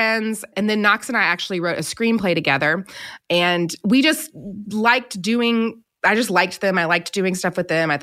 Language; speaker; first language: English; native; English